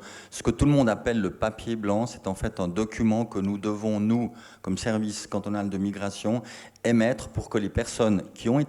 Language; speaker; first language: French; native; French